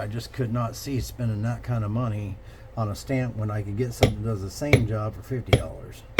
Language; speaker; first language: English; native; English